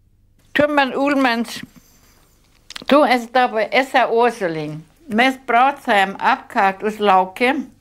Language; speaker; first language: Latvian; non-native, local second language; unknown